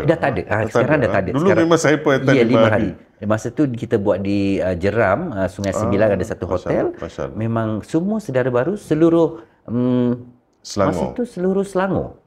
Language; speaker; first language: Malay; non-native, local second language; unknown